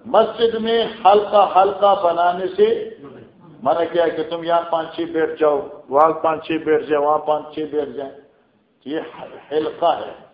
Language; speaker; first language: Urdu; non-native, local second language; Northern Hindko